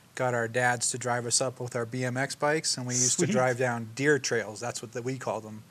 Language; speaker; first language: English; native; English